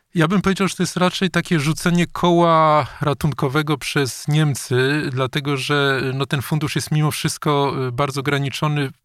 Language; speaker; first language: Polish; native; Polish